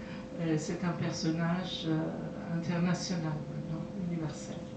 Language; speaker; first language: French; non-native, fluent; Persian